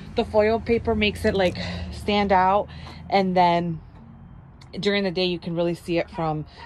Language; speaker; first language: English; early bilingual, other home language; Spanish